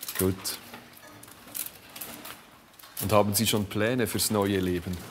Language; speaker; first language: German; native; German